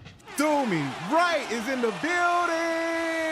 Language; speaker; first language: English; native; English